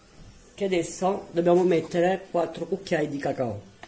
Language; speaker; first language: Italian; native; Italian